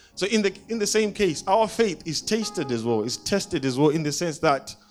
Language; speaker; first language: English; non-native, local second language; Shona